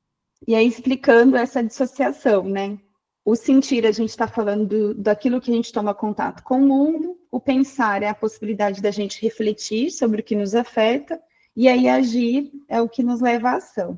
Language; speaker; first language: Portuguese; native; Portuguese